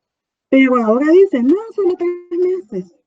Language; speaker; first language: Spanish; native; Spanish